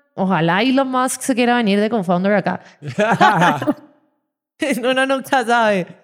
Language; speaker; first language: Spanish; native; Spanish